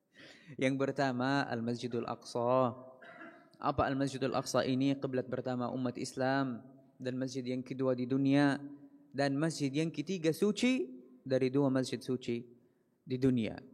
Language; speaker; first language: Indonesian; non-native, fluent; Arabic